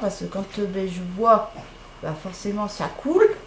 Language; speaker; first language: French; native; French